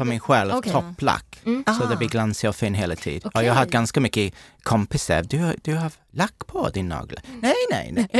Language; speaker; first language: Swedish; non-native, learner; English